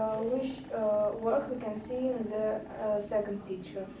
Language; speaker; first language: English; non-native, learner; Russian